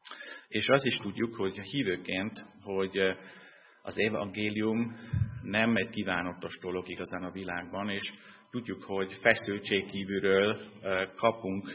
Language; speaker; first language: Hungarian; non-native, fluent; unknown